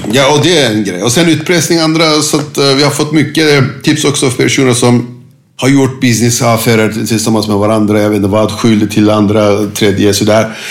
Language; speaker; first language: Swedish; non-native, fluent; Turkish